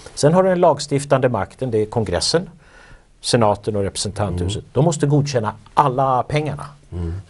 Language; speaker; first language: Swedish; native; Swedish